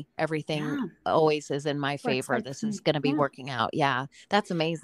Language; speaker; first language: English; native; English